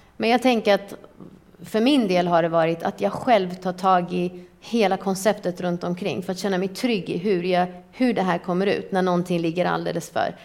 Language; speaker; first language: Swedish; early bilingual, other home language; Persian